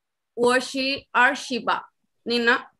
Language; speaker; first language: Chinese; non-native, learner; Spanish